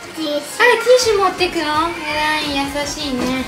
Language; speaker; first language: Japanese; native; Japanese